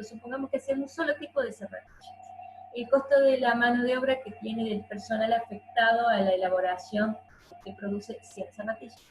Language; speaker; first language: Spanish; native; Spanish